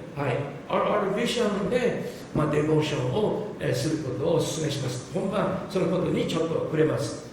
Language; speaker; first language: Japanese; non-native, fluent; English